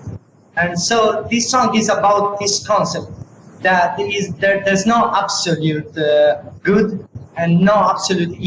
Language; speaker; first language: English; non-native, fluent; Italian